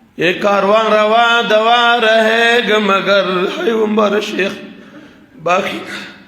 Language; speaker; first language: Urdu; non-native, local second language; Pashto